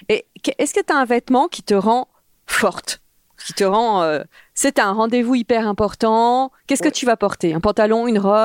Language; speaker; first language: French; native; French